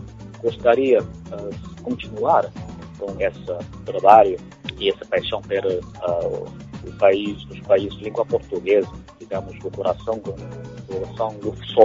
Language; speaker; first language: Portuguese; non-native, fluent; Chinese